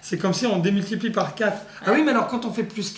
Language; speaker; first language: French; native; French